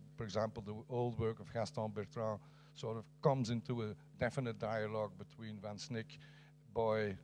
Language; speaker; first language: English; non-native, fluent; Dutch